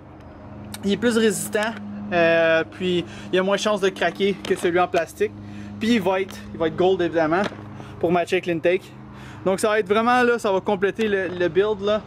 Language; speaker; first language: French; native; French